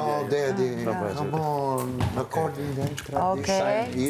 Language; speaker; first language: English; non-native, learner; Albanian